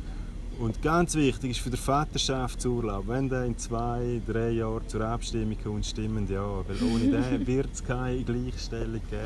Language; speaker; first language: German; native; German